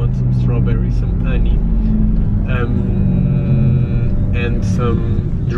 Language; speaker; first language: English; non-native, learner; Portuguese